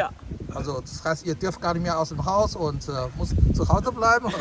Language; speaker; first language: German; non-native, fluent; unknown